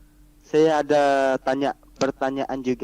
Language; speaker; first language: Indonesian; non-native, learner; Malay